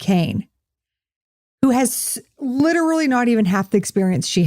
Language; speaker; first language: English; native; English